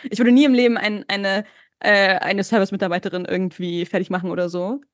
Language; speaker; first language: German; native; German